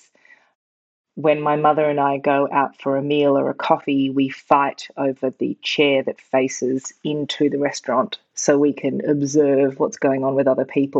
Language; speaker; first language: English; native; English